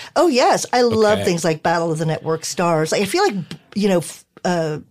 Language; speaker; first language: English; early bilingual, other home language; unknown